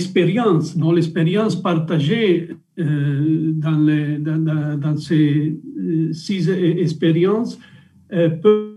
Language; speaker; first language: French; non-native, fluent; Italian